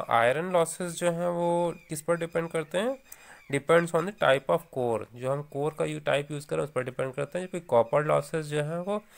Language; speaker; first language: Hindi; native; Hindi